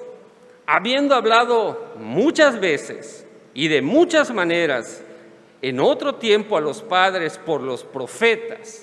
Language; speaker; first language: Spanish; native; Spanish